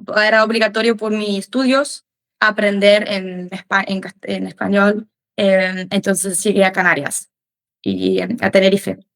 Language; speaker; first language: Spanish; non-native, fluent; German